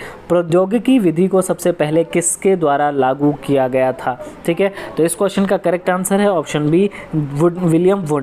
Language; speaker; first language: Hindi; native; Hindi